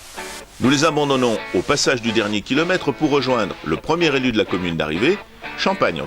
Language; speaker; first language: French; native; French